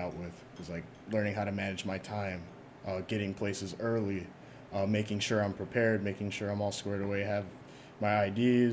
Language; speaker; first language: English; native; English